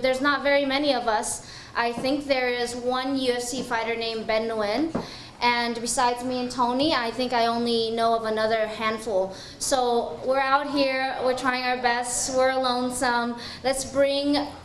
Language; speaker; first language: English; early bilingual, other home language; Vietnamese